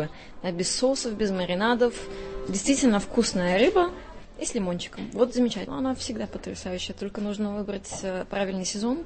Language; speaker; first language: Russian; native; Russian